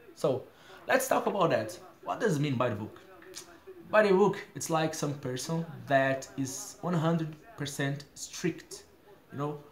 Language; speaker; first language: English; non-native, fluent; Portuguese